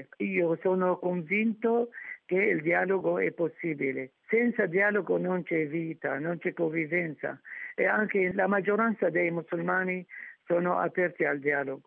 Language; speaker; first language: Italian; non-native, fluent; Arabic